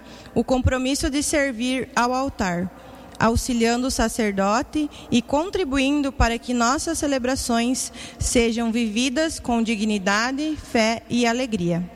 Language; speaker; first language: Portuguese; native; Portuguese